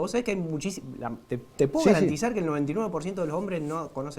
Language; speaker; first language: Spanish; native; Spanish